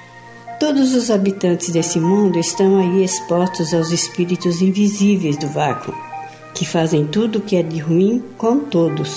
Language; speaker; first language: Portuguese; native; Portuguese